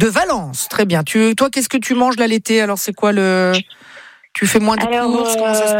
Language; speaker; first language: French; native; French